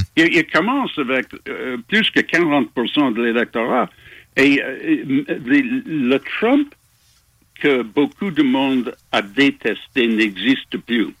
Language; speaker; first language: French; non-native, local second language; English